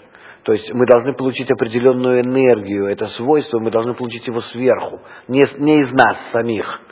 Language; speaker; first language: Russian; native; Russian